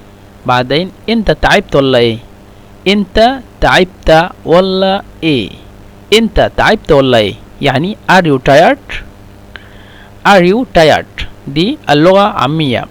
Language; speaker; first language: Arabic; non-native, fluent; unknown